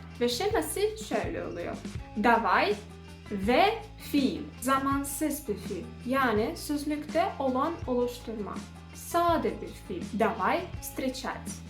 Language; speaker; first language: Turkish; non-native, fluent; Russian